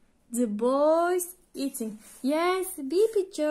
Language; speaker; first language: English; non-native, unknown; Turkish